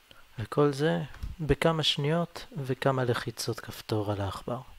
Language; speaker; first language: Hebrew; native; Hebrew